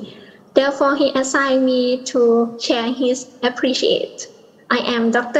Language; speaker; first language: English; non-native, learner; Thai